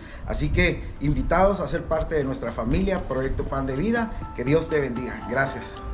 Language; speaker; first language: Spanish; native; Spanish